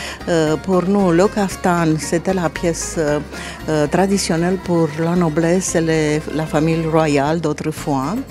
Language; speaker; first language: French; non-native, fluent; Romanian